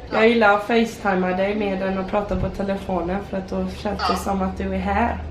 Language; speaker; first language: Swedish; early bilingual, heritage; English